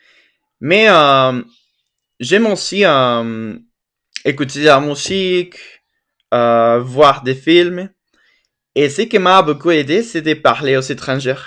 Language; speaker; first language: French; non-native, fluent; Spanish